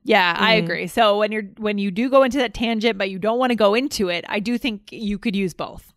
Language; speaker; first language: English; native; English